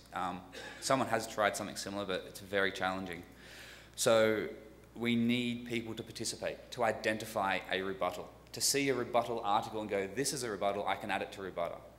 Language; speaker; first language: English; native; English